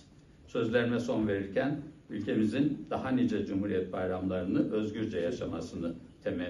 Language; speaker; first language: Turkish; native; Turkish